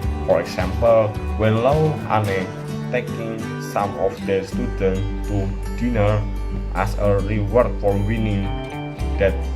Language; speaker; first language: English; non-native, learner; Indonesian